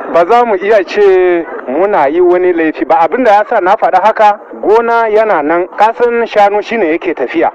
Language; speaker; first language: Hausa; non-native, local second language; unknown